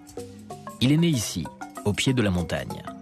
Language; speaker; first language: French; native; French